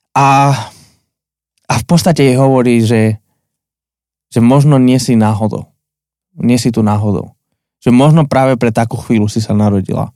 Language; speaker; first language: Slovak; non-native, fluent; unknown